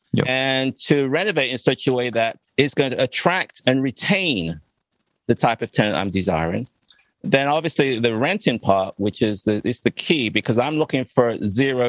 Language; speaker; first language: English; native; English